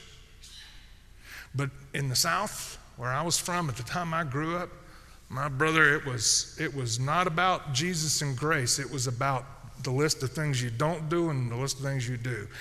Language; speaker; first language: English; native; English